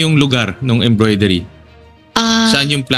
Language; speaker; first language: Filipino; native; Filipino